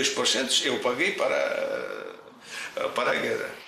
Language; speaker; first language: Portuguese; non-native, fluent; Russian